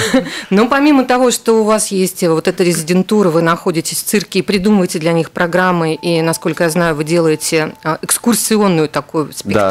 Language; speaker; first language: Russian; native; Russian